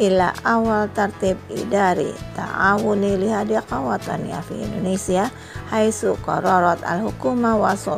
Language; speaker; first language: Arabic; non-native, fluent; Indonesian